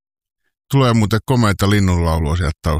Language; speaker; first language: Finnish; native; Finnish